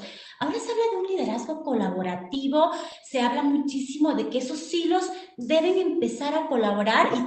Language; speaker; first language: Spanish; native; Spanish